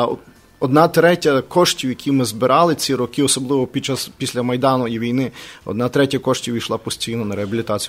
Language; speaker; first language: Ukrainian; native; Ukrainian